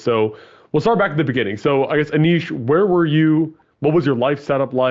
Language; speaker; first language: English; native; English